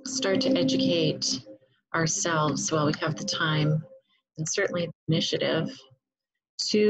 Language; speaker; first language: English; native; English